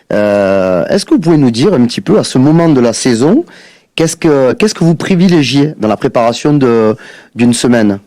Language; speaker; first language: French; native; French